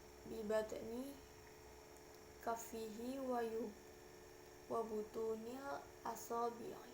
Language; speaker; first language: Arabic; non-native, learner; Indonesian